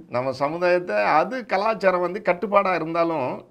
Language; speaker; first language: Tamil; non-native, local second language; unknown